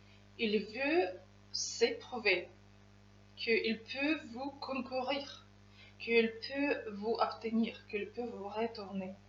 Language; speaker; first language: French; non-native, fluent; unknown